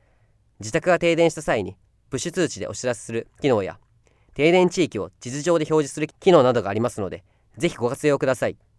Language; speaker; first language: Japanese; native; Japanese